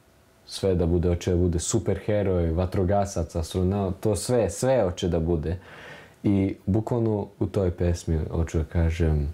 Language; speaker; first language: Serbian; early bilingual, heritage; German